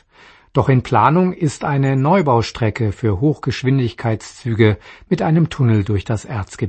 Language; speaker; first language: German; native; German